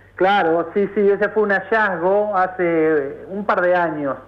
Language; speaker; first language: Spanish; native; Spanish